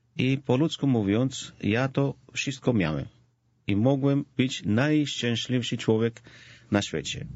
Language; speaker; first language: Polish; non-native, fluent; Georgian